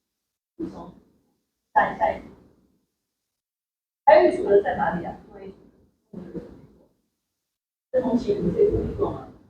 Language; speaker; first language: Chinese; native; Chinese